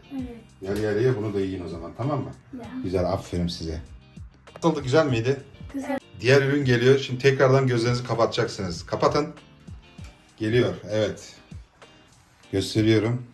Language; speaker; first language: Turkish; early bilingual, heritage; Turkish